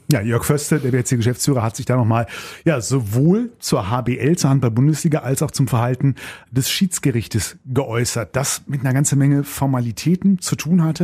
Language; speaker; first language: German; native; German